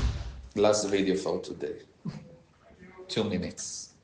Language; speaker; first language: English; non-native, learner; Hebrew